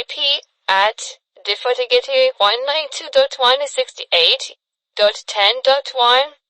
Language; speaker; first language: English; non-native, fluent; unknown